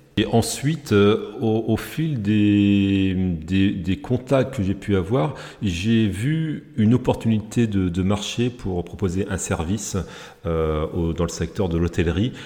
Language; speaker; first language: French; native; French